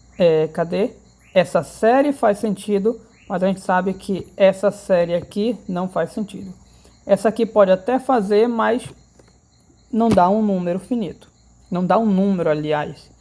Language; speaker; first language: Portuguese; native; Portuguese